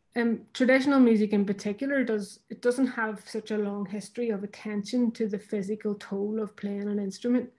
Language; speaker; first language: English; native; English